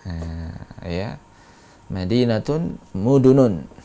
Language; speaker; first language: Arabic; non-native, fluent; Indonesian